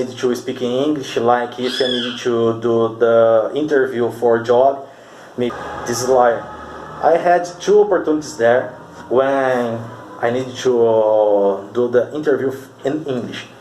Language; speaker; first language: English; non-native, learner; Portuguese